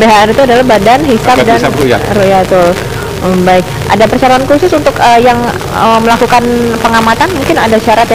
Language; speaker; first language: Indonesian; native; Indonesian